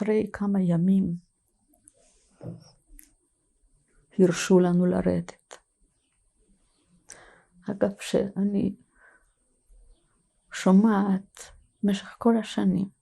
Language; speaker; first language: Hebrew; non-native, fluent; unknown